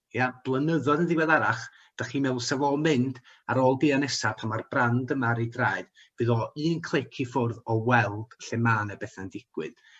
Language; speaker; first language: Welsh; native; Welsh